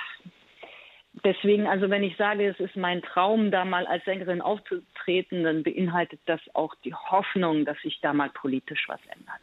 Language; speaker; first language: German; early bilingual, other home language; Persian